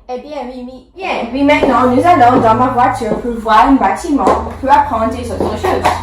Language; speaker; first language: French; non-native, learner; English